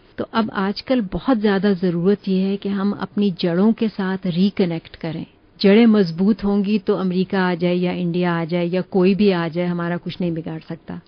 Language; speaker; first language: Urdu; native; Urdu